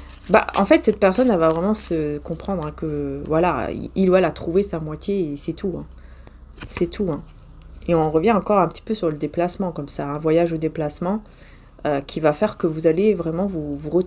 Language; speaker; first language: French; native; French